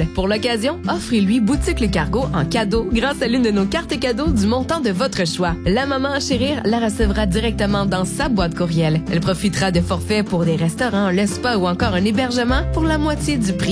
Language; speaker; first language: French; native; French